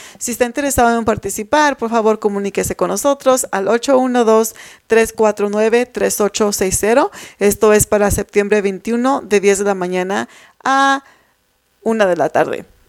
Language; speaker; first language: Spanish; early bilingual, heritage; Spanish